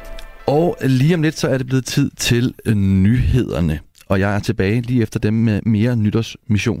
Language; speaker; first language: Danish; native; Danish